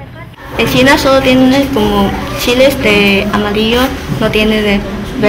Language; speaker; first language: Spanish; non-native, learner; Cantonese